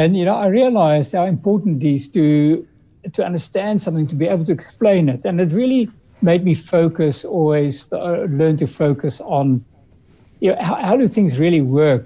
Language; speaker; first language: English; early bilingual, other home language; Dutch